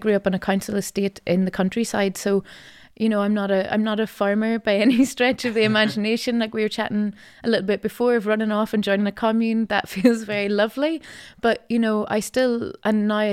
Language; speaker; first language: English; native; English